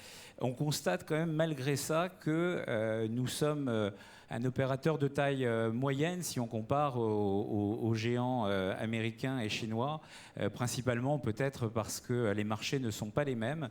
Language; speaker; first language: French; native; French